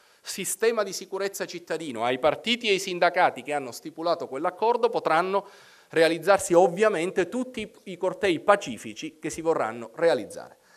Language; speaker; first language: Italian; native; Italian